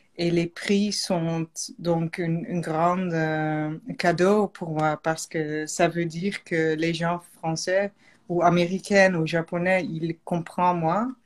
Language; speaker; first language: French; non-native, learner; Dutch